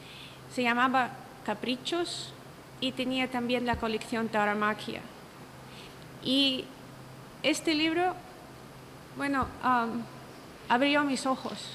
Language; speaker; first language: Spanish; non-native, learner; Russian